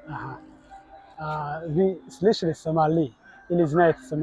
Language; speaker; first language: Russian; non-native, learner; Somali